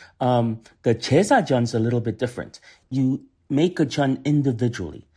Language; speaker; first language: English; early bilingual, other home language; Korean